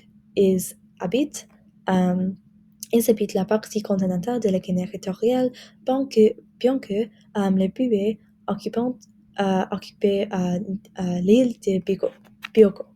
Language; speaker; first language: French; non-native, learner; English